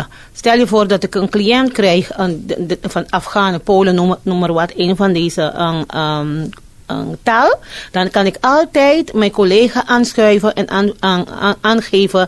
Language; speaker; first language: Dutch; non-native, fluent; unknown